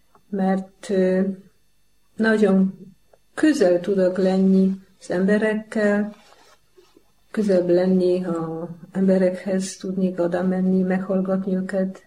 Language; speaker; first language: Hungarian; non-native, fluent; Polish